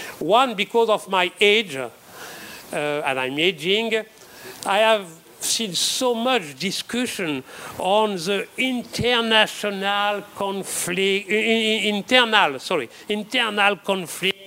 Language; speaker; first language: English; non-native, fluent; French